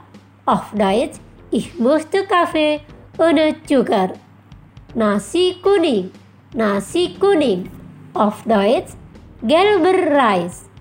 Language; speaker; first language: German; non-native, fluent; Indonesian